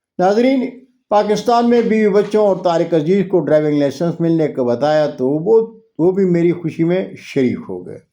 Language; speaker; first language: Urdu; non-native, local second language; Punjabi